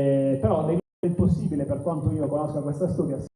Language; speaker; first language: Italian; native; Italian